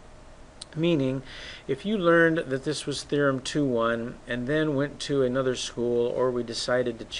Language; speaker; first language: English; native; English